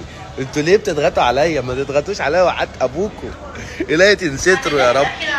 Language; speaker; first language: Arabic; native; Arabic